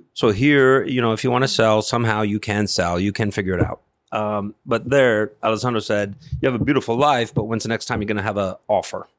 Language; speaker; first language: English; native; English